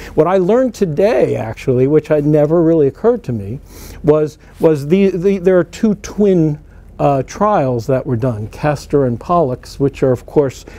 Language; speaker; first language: English; native; English